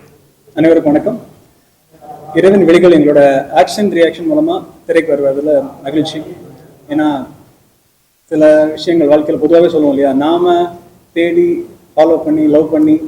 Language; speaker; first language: Tamil; native; Tamil